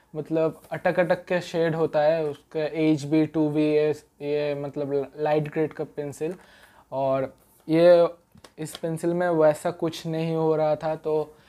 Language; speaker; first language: Hindi; non-native, local second language; Bangla